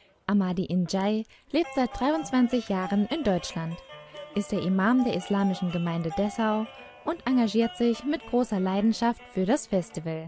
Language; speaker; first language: German; native; German